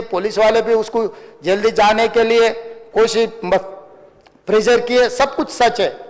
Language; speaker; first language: Hindi; non-native, local second language; Telugu